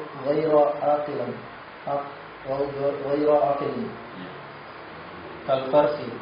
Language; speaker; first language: Arabic; non-native, learner; Indonesian